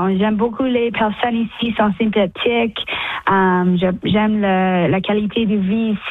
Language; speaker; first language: French; non-native, local second language; English